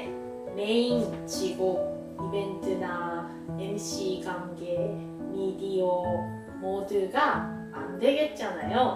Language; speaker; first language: Korean; non-native, learner; Japanese